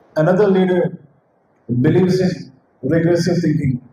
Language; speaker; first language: English; non-native, local second language; Telugu